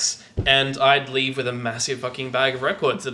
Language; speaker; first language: English; native; English